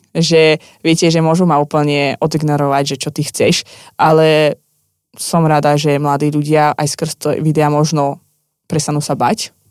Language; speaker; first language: Slovak; non-native, fluent; Russian